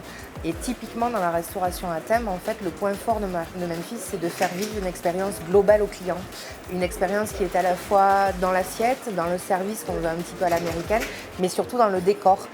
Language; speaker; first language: French; native; French